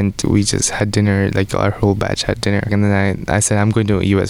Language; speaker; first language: English; non-native, local second language; Odia